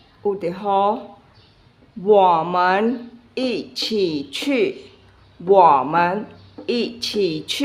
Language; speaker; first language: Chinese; non-native, fluent; Khmer